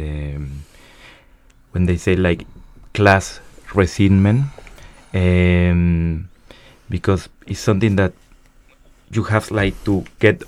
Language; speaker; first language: English; non-native, fluent; Spanish